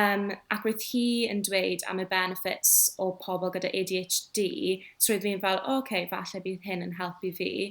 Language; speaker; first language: Welsh; non-native, local second language; English